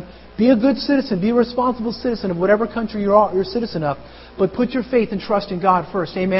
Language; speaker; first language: English; native; English